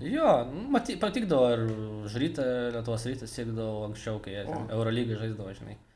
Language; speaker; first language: Lithuanian; non-native, local second language; Russian